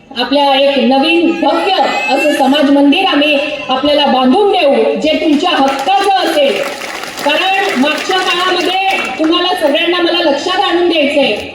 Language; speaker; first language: Marathi; native; Marathi